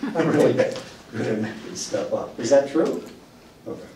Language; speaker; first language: English; native; English